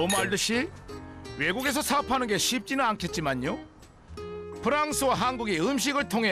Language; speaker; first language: Korean; native; Korean